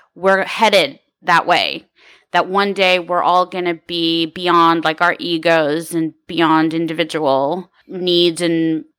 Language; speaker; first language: English; early bilingual, other home language; Ukrainian